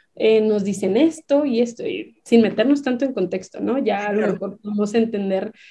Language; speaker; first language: Spanish; native; Spanish